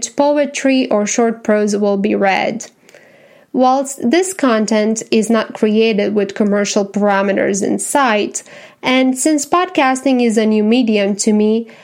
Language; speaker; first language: English; non-native, fluent; Romanian